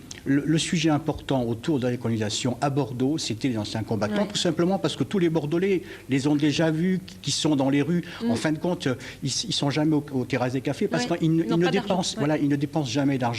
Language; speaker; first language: French; native; French